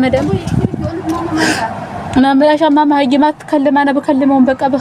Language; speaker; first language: Arabic; non-native, learner; Amharic